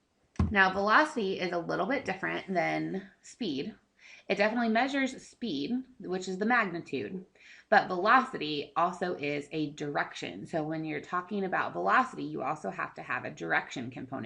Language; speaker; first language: English; native; English